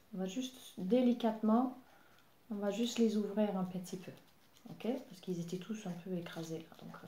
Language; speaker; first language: French; non-native, fluent; English